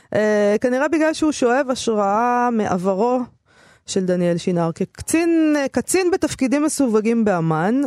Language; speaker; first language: Hebrew; non-native, local second language; Arabic